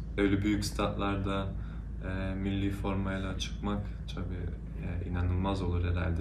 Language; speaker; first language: Turkish; early bilingual, heritage; Turkish